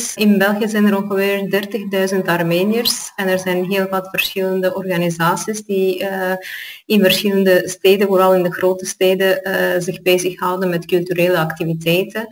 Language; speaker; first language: Dutch; non-native, fluent; Armenian